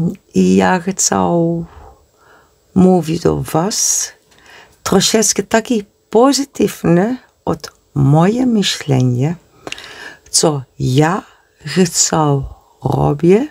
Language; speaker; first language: Polish; non-native, learner; Dutch